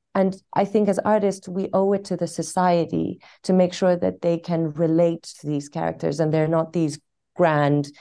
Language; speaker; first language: English; non-native, fluent; Persian